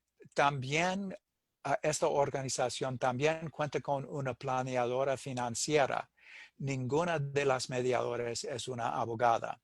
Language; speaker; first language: Spanish; non-native, fluent; English